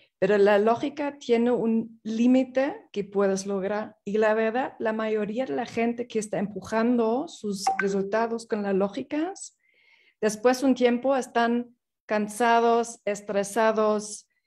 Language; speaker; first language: Spanish; non-native, fluent; English